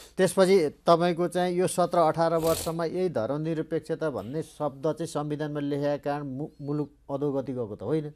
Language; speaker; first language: Nepali; native; Nepali